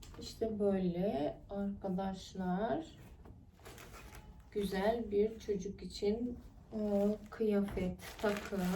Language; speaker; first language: Turkish; non-native, fluent; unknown